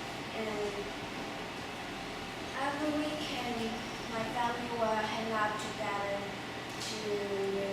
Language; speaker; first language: English; non-native, learner; Chinese